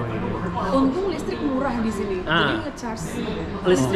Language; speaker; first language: Indonesian; native; Indonesian